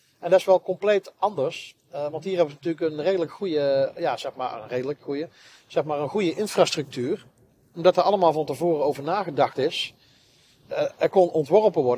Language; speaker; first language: Dutch; native; Dutch